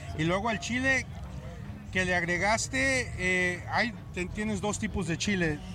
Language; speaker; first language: Spanish; early bilingual, heritage; Spanish